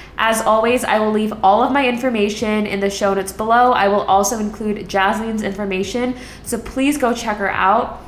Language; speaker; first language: English; early bilingual, other home language; Korean